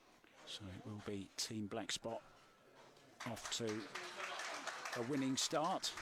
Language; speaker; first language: English; native; English